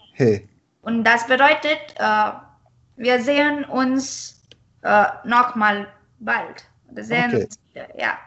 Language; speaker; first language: German; non-native, fluent; Marathi